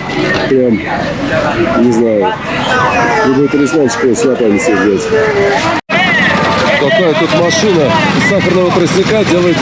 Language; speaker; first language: Russian; native; Russian